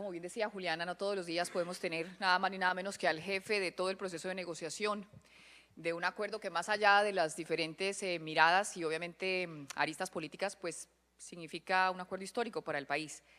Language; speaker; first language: Spanish; native; Spanish